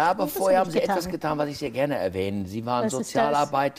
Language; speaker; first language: German; native; German